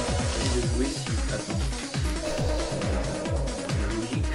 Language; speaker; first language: French; native; French